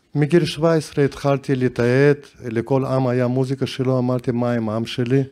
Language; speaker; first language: Hebrew; non-native, fluent; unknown